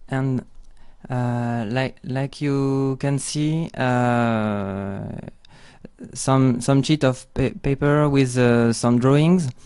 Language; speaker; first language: English; non-native, learner; French